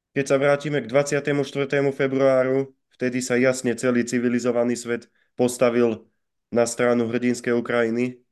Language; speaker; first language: Slovak; native; Slovak